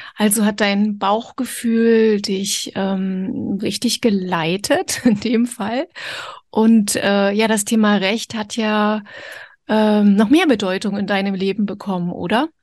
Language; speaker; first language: German; native; German